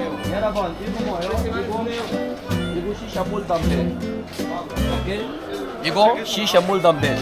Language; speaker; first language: Korean; non-native, learner; Arabic